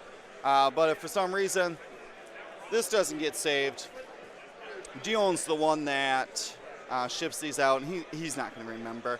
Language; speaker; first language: English; native; English